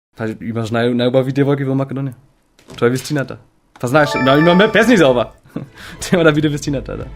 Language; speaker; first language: Macedonian; non-native, learner; German